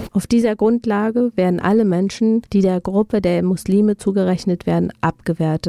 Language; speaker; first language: German; native; German